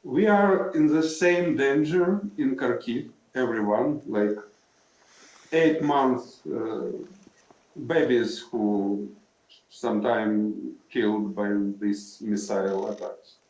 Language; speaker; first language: English; non-native, fluent; Ukrainian